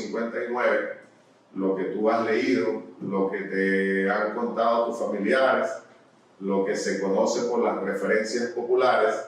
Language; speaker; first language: Spanish; native; Spanish